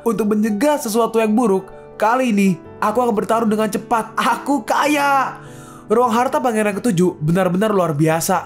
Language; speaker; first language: Indonesian; native; Indonesian